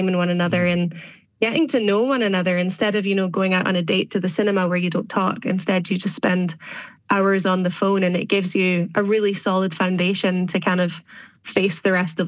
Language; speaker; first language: English; native; English